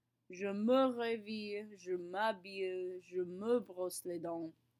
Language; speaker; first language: French; non-native, fluent; English